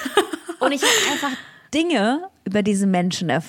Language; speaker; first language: German; early bilingual, other home language; Russian